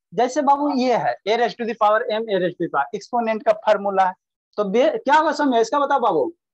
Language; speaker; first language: Hindi; native; Hindi